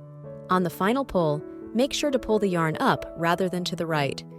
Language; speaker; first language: English; non-native, fluent; Chinese